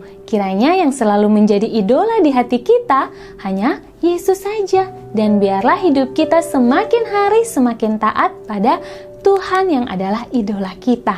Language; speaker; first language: Indonesian; native; Indonesian